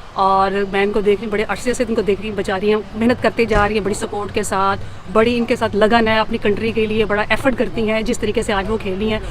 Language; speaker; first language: Urdu; non-native, local second language; Punjabi